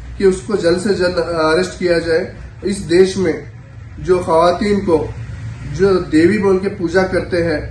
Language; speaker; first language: Hindi; native; Hindi